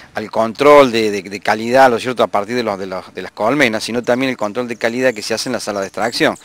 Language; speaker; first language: Spanish; native; Spanish